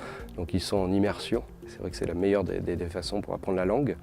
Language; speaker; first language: French; native; French